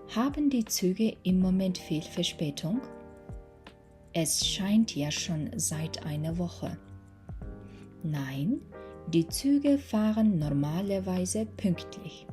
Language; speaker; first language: German; non-native, fluent; Mongolian